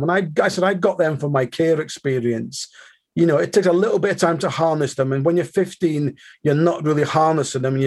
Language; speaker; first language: English; native; English